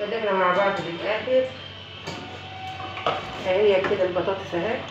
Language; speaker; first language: Arabic; native; Arabic